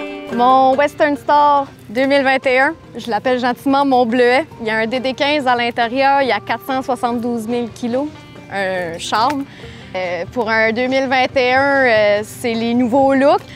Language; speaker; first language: French; native; French